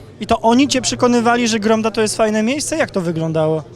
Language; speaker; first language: Polish; native; Polish